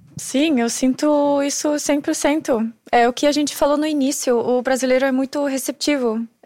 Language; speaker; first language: Portuguese; non-native, fluent; German